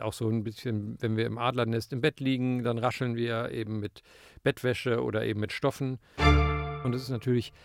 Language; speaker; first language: German; native; German